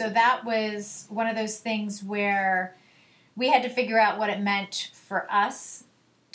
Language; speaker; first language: English; native; English